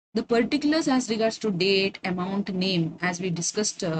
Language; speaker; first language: English; non-native, local second language; Kannada